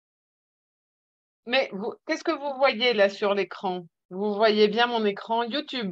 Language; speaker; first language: French; native; French